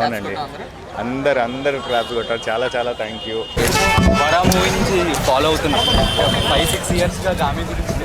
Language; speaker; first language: Telugu; native; Telugu